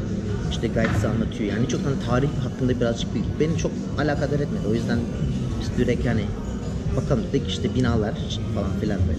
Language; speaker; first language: Turkish; native; Turkish